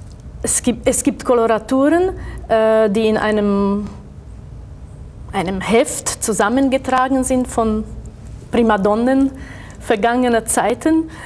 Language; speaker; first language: German; non-native, fluent; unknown